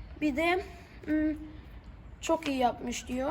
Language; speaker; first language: Turkish; early bilingual, heritage; Turkish